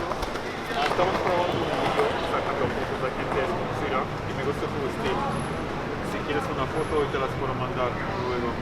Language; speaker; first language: Spanish; non-native, fluent; English